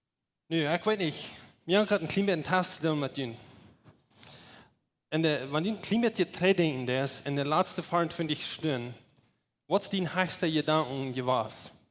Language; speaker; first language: German; non-native, learner; Plautdietsch